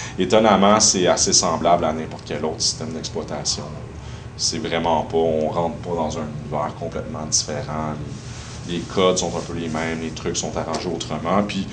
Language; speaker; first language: French; native; French